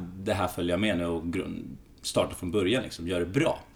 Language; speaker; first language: Swedish; early bilingual, other home language; Greek